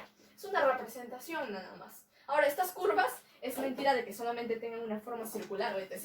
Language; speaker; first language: Spanish; native; Spanish